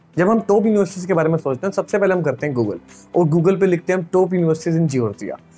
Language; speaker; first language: Hindi; native; Hindi